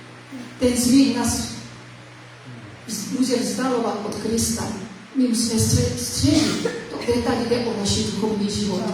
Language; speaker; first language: Czech; non-native, fluent; Korean